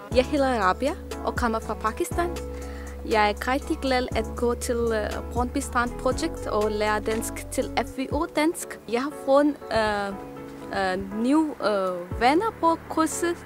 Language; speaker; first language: Danish; non-native, learner; Urdu